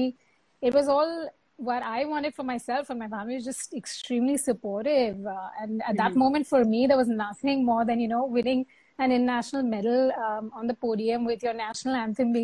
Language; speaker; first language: English; non-native, local second language; Hindi